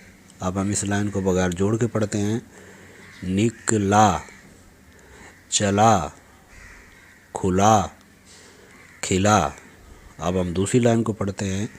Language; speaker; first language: Urdu; native; Urdu